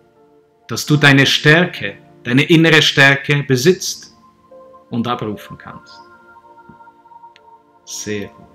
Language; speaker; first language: German; native; German